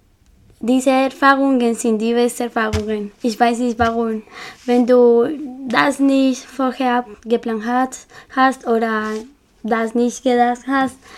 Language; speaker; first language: German; non-native, learner; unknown